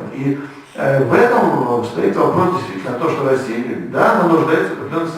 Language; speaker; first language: Russian; native; Russian